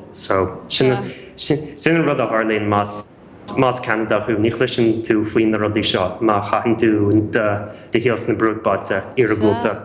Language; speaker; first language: Irish; non-native, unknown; English